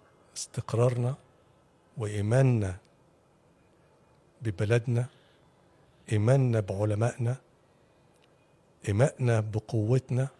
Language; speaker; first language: Arabic; native; Arabic